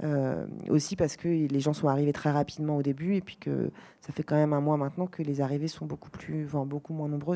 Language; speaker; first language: French; native; French